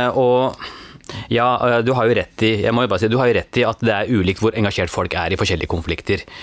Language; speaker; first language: Norwegian; early bilingual, other home language; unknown